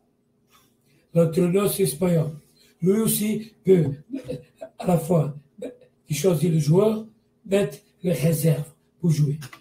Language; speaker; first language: French; non-native, learner; Portuguese